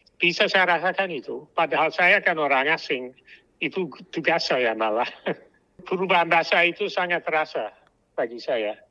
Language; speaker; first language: Indonesian; non-native, fluent; English